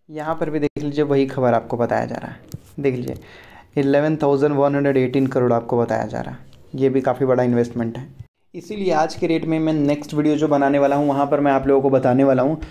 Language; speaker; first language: Hindi; native; Hindi